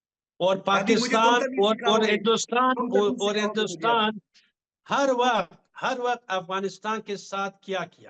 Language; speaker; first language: Hindi; non-native, fluent; Pashto